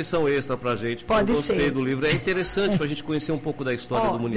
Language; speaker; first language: Portuguese; native; Portuguese